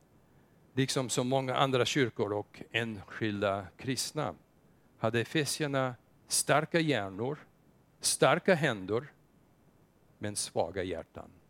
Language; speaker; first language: Swedish; non-native, fluent; English